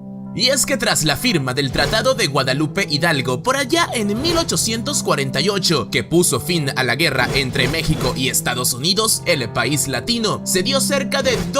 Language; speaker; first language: Spanish; native; Spanish